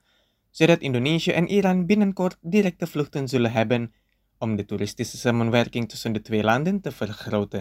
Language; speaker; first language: Dutch; non-native, fluent; Indonesian